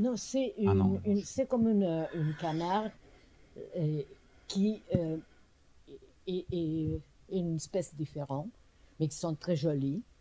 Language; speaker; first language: French; non-native, learner; English